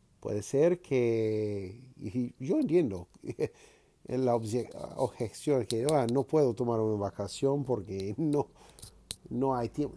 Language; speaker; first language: Spanish; non-native, fluent; English